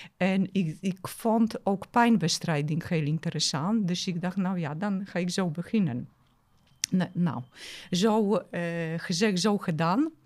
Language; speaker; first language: Dutch; non-native, fluent; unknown